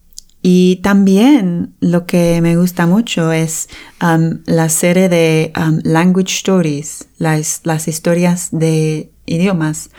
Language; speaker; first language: Spanish; non-native, fluent; English